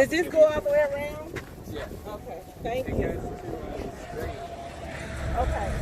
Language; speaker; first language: English; native; English